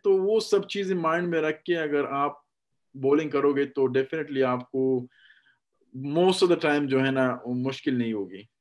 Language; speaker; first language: Hindi; non-native, fluent; Pashto